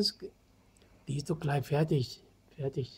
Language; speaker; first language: German; non-native, learner; Vietnamese